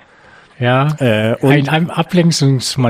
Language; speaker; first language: German; native; German